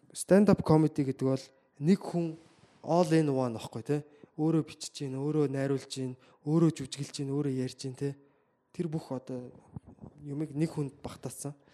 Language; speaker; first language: Mongolian; native; Mongolian